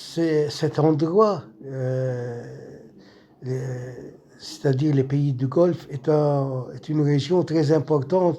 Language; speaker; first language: French; non-native, local second language; Arabic